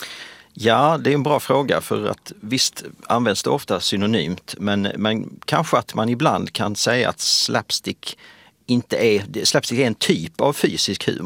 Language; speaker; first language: Swedish; native; Swedish